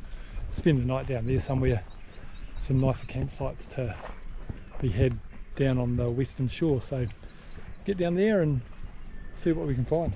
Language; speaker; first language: English; native; English